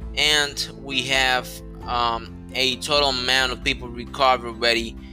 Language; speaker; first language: English; non-native, fluent; Spanish